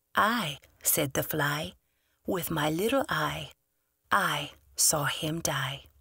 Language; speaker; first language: English; native; English